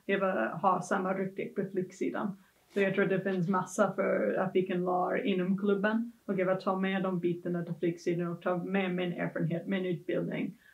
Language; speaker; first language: Swedish; non-native, fluent; English